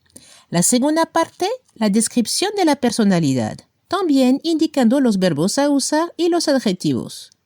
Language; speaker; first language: Spanish; non-native, fluent; French